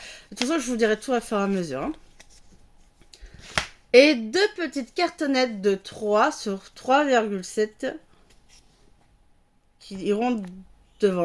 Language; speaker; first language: French; native; French